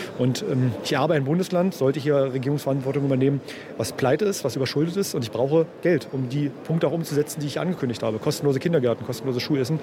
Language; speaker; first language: German; native; German